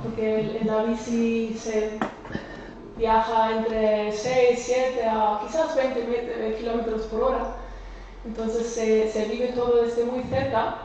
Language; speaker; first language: Spanish; non-native, fluent; German